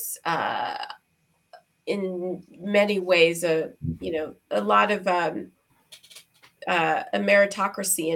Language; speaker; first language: English; native; English